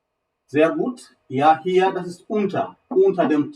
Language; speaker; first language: German; non-native, fluent; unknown